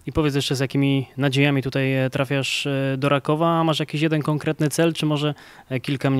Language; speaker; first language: Polish; native; Polish